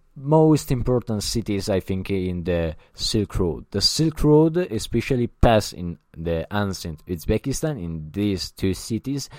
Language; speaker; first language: English; non-native, learner; Italian